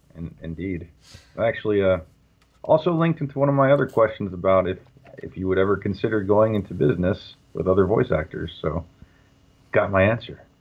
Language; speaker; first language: English; native; English